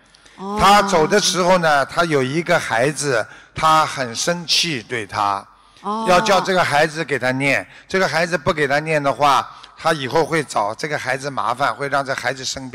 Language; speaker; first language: Chinese; native; Chinese